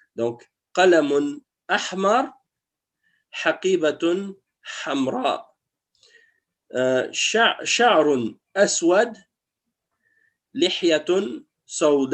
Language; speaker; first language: Arabic; non-native, fluent; French